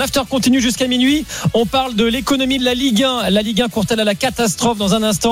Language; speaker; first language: French; native; French